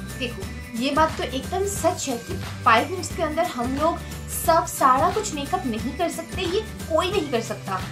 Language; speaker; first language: Hindi; non-native, local second language; Bangla